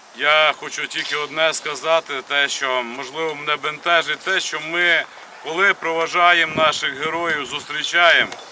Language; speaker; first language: Ukrainian; native; Ukrainian